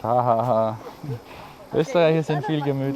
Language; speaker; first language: German; native; German